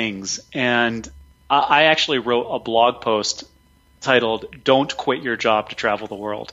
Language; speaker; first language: English; native; English